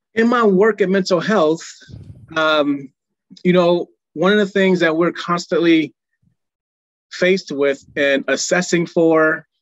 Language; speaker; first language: English; native; English